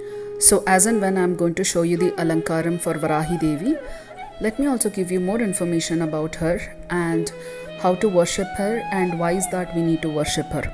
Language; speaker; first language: English; non-native, local second language; Kannada